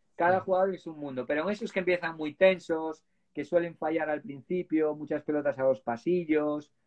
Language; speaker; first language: Spanish; native; Spanish